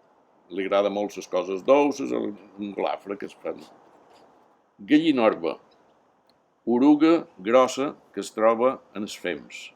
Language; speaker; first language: Catalan; native; Catalan